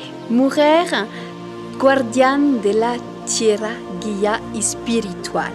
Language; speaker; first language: Spanish; non-native, learner; French